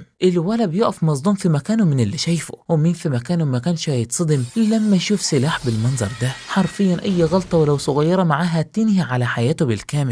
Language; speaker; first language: Arabic; native; Arabic